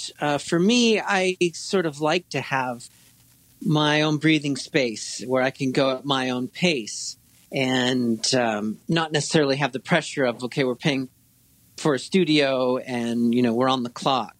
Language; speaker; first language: English; native; English